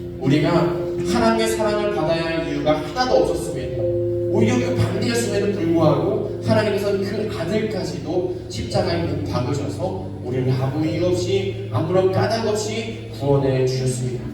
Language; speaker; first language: Korean; native; Korean